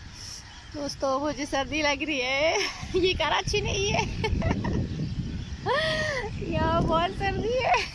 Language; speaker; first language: Hindi; non-native, learner; Arabic